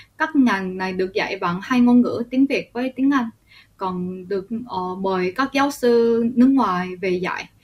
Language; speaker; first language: Vietnamese; early bilingual, other home language; Korean